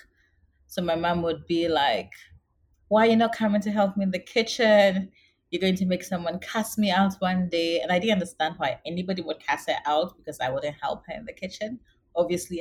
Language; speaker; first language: English; non-native, local second language; Akan